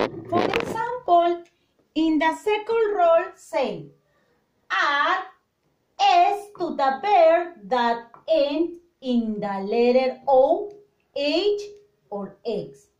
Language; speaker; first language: English; non-native, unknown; Spanish